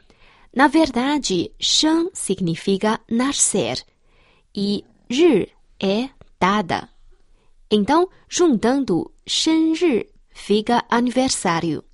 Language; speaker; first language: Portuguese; non-native, fluent; Chinese